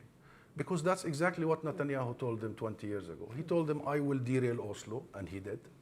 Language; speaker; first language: English; non-native, fluent; Arabic